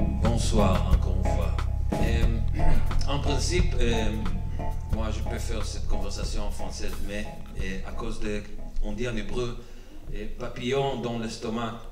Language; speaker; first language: French; non-native, learner; Hebrew